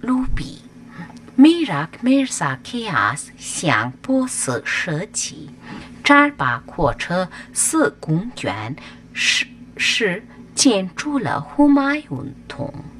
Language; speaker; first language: Chinese; non-native, learner; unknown